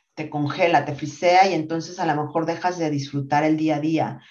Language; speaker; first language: Spanish; native; Spanish